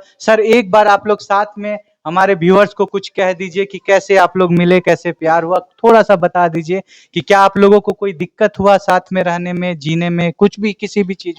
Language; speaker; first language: Hindi; native; Hindi